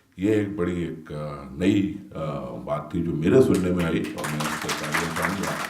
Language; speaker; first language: Urdu; native; Urdu